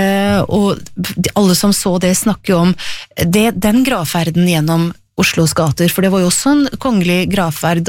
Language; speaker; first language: Norwegian; native; Norwegian